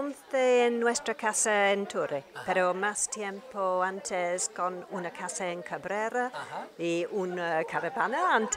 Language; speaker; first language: Spanish; non-native, learner; English